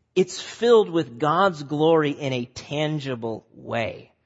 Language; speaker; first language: English; native; English